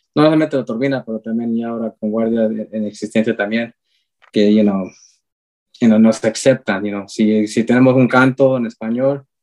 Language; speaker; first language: Spanish; early bilingual, heritage; Spanish